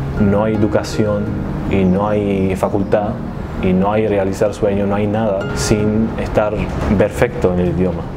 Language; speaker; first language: Spanish; non-native, fluent; Arabic